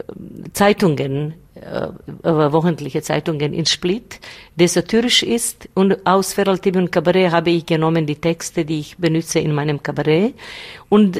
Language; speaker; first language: German; non-native, learner; Bosnian